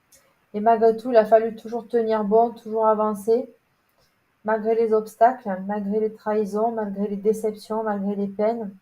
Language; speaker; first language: French; native; French